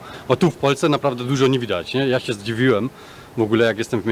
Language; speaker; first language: Polish; non-native, learner; German